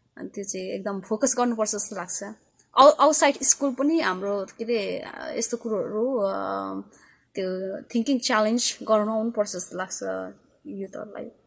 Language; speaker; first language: Nepali; early bilingual, heritage; Nepali